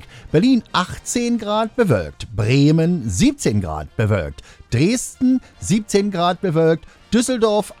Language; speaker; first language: German; native; German